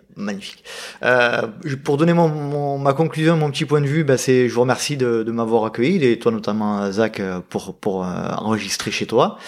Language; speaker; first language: French; native; French